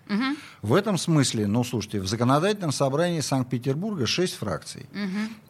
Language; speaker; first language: Russian; native; Russian